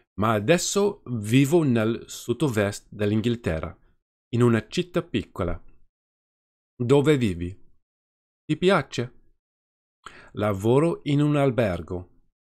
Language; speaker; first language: Italian; non-native, learner; Afrikaans